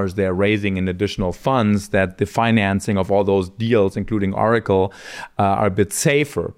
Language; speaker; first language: English; non-native, fluent; German